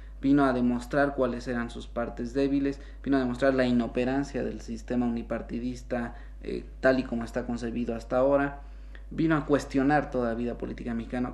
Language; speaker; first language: Spanish; native; Spanish